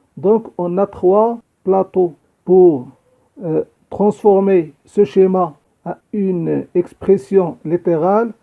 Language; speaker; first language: French; non-native, local second language; Arabic